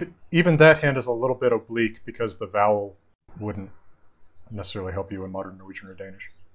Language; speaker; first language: English; native; English